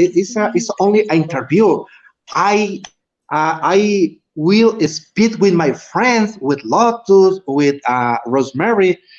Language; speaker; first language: English; non-native, learner; Spanish